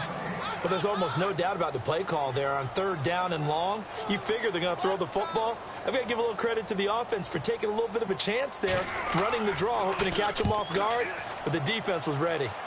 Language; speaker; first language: English; native; English